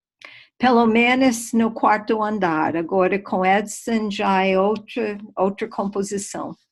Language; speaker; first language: Portuguese; non-native, fluent; English